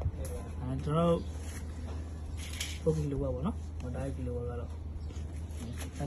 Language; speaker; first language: Burmese; native; Burmese